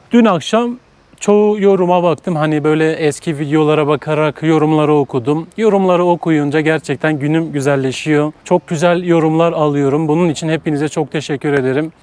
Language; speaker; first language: Turkish; native; Turkish